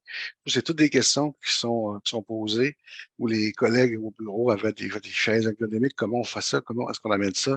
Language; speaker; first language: French; native; French